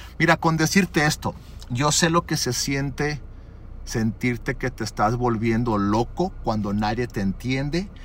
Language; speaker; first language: Spanish; early bilingual, other home language; English